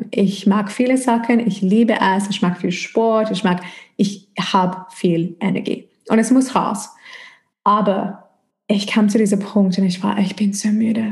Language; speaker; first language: German; non-native, fluent; English